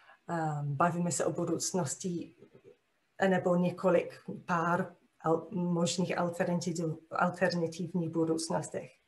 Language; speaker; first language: Czech; non-native, fluent; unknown